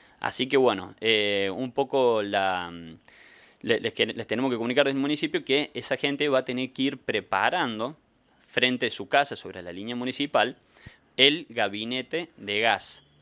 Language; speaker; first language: Spanish; native; Spanish